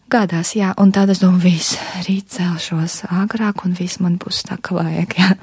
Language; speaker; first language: Latvian; non-native, local second language; Russian